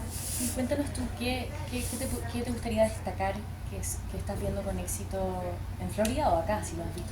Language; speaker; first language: Spanish; native; Spanish